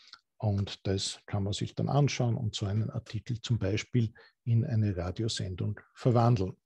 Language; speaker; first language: German; native; German